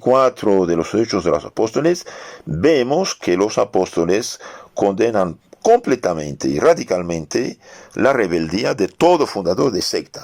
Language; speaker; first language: Spanish; non-native, fluent; French